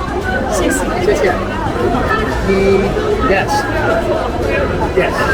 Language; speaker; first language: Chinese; non-native, learner; English